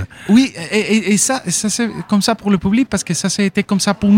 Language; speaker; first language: French; non-native, fluent; Spanish